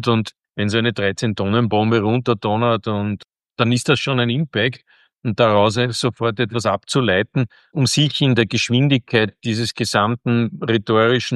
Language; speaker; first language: German; native; German